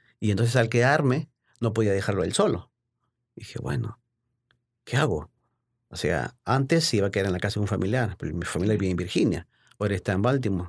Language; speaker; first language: Spanish; native; Spanish